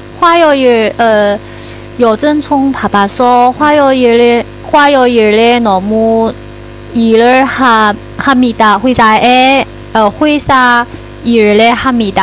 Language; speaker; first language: Korean; non-native, learner; Chinese